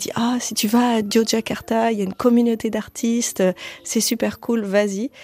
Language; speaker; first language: French; native; French